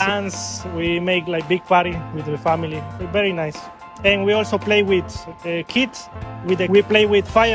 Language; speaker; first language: English; non-native, learner; Spanish